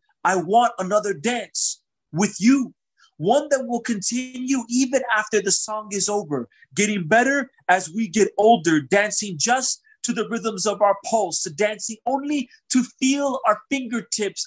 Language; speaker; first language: English; early bilingual, other home language; Spanish